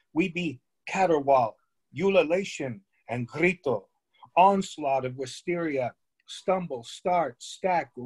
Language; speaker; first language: English; native; English